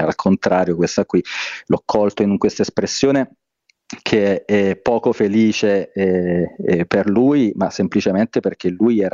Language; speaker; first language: Italian; native; Italian